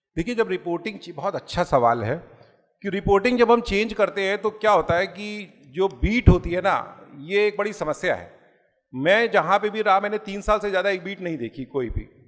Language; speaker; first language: Hindi; native; Hindi